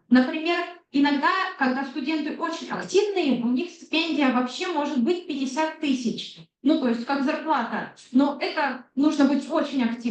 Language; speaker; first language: Russian; non-native, fluent; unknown